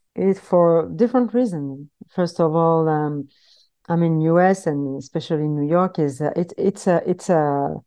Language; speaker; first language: English; non-native, fluent; French